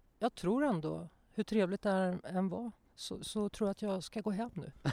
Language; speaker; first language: Swedish; native; Swedish